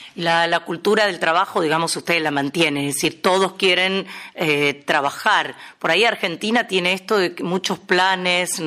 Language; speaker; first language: Spanish; native; Spanish